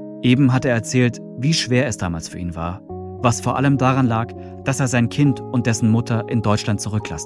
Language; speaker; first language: German; native; German